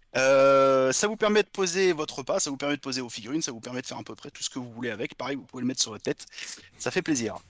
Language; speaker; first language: French; native; French